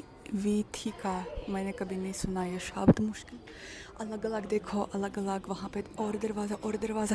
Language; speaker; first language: Hindi; non-native, learner; Russian